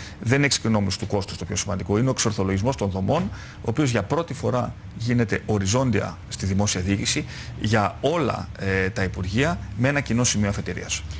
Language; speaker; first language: Greek; native; Greek